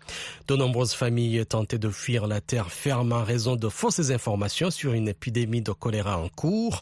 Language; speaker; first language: French; non-native, local second language; Rundi